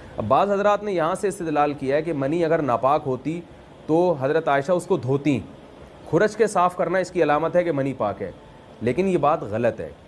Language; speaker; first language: Urdu; native; Urdu